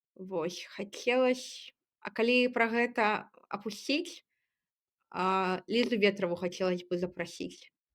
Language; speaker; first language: Belarusian; native; Belarusian